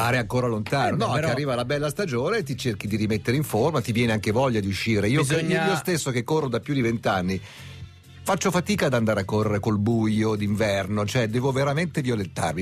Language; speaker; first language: Italian; native; Italian